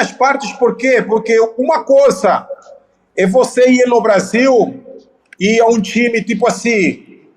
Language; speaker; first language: Portuguese; non-native, fluent; Spanish